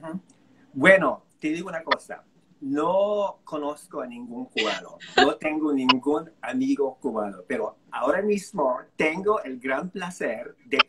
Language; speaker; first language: Spanish; non-native, fluent; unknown